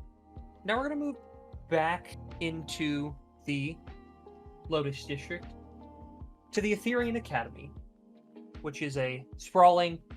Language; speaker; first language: English; native; English